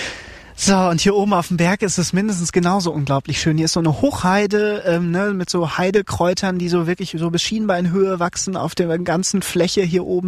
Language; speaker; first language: German; native; German